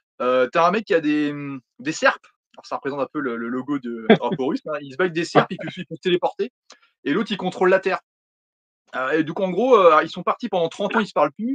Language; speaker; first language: French; native; French